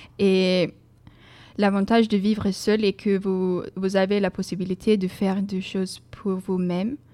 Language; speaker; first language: French; non-native, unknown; Swedish